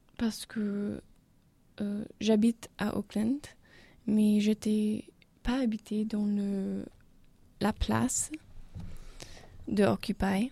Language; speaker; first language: French; non-native, learner; English